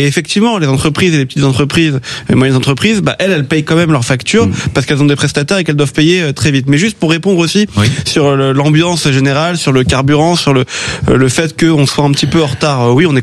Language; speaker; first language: French; native; French